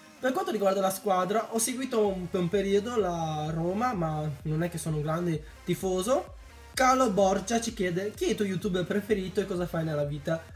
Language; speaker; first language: Italian; early bilingual, other home language; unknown